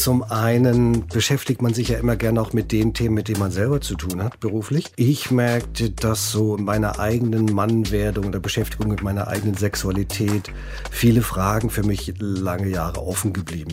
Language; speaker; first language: German; native; German